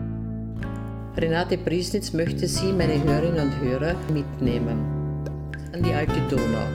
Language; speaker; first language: German; native; German